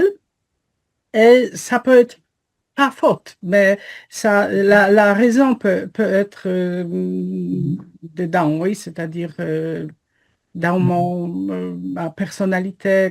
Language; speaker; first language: French; non-native, fluent; Polish